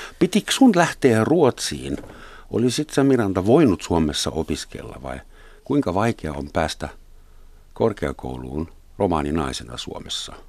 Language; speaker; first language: Finnish; non-native, fluent; German